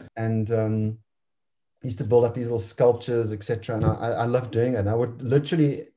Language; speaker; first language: English; native; English